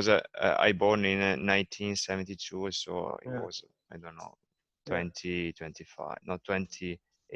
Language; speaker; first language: English; non-native, learner; Italian